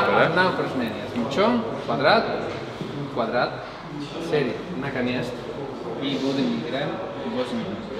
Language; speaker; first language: Russian; non-native, learner; Spanish